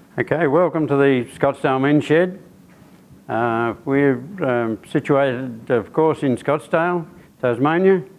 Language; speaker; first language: English; native; English